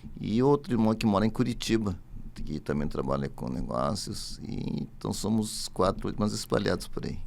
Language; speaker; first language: Portuguese; early bilingual, other home language; Japanese